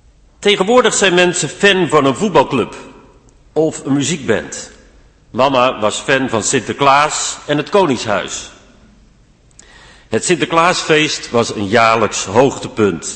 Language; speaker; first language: Dutch; native; Dutch